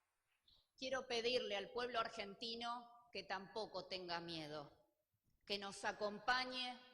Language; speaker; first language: Spanish; native; Spanish